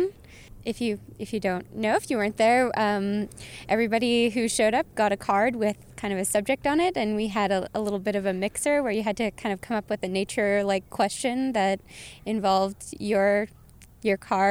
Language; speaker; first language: English; native; English